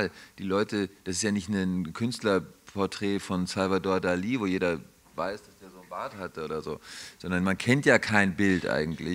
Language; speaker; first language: German; native; German